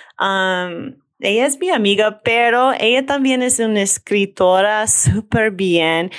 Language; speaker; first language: Spanish; non-native, learner; English